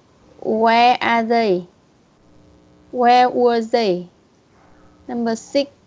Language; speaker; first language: English; non-native, learner; Vietnamese